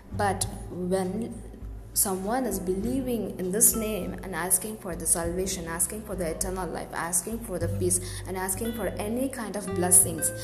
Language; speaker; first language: English; non-native, local second language; Tamil